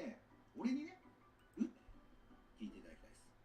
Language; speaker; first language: Japanese; native; Japanese